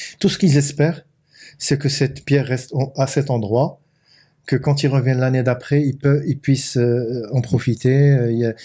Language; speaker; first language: French; non-native, local second language; Arabic